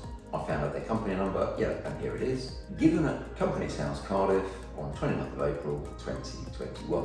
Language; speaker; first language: English; native; English